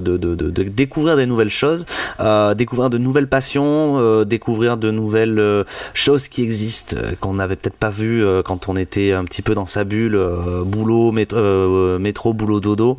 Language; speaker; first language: French; native; French